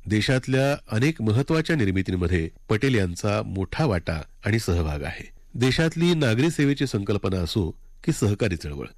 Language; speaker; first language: Marathi; native; Marathi